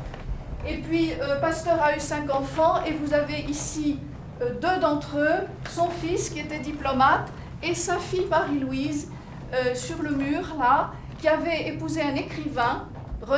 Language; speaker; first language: French; native; French